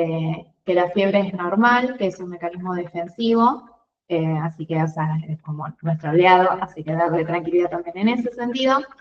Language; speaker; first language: Spanish; native; Spanish